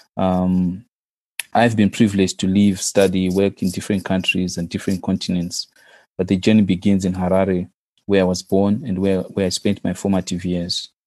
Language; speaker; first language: English; non-native, local second language; Shona